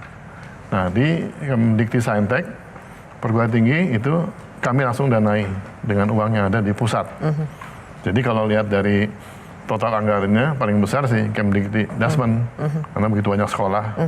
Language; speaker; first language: Indonesian; native; Indonesian